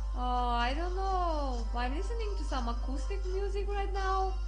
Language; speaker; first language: English; non-native, fluent; Romanian